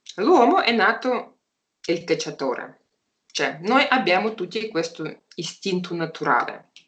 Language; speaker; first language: Italian; non-native, fluent; Russian